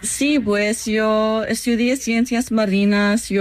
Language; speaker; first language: Spanish; non-native, learner; English